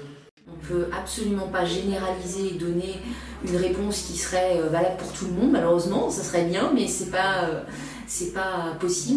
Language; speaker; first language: French; native; French